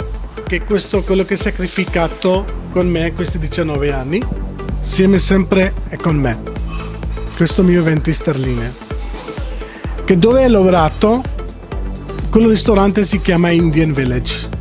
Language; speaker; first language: Italian; non-native, learner; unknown